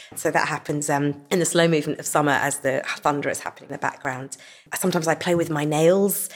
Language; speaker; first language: English; native; English